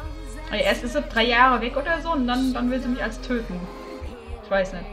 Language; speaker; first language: German; native; German